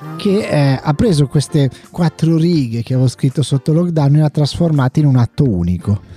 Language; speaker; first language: Italian; native; Italian